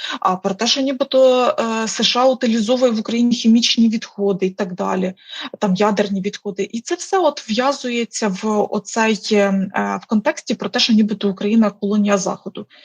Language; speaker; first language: Ukrainian; native; Ukrainian